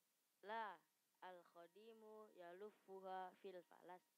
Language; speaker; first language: Arabic; non-native, learner; Indonesian